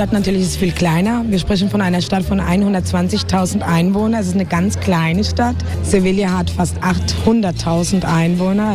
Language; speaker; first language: German; non-native, fluent; Spanish